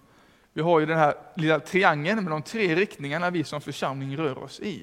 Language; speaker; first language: Swedish; native; Swedish